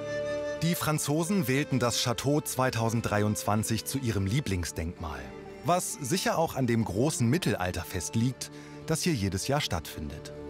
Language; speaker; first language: German; native; German